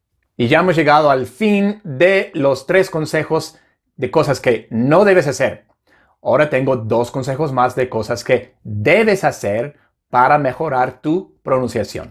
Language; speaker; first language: Spanish; non-native, fluent; English